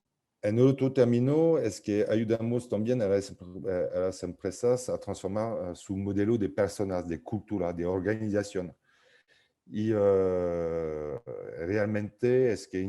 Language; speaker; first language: Spanish; non-native, fluent; French